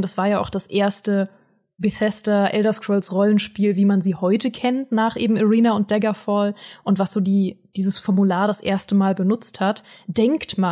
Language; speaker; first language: German; native; German